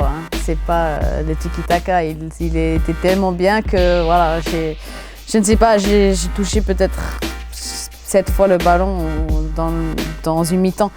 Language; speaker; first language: French; non-native, local second language; German